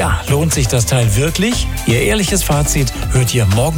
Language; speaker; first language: German; native; German